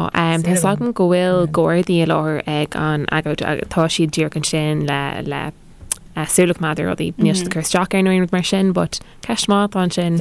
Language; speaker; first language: Irish; non-native, local second language; English